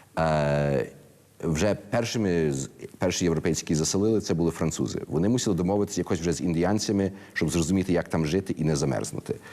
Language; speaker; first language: Ukrainian; early bilingual, heritage; Ukrainian